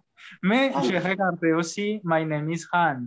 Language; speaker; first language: French; non-native, learner; Spanish